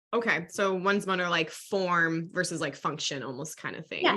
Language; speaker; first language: English; native; English